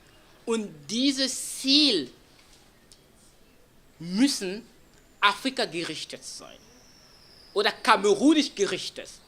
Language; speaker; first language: German; non-native, fluent; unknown